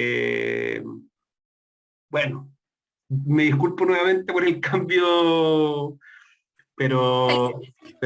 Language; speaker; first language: Spanish; native; Spanish